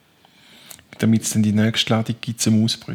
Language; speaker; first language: German; native; German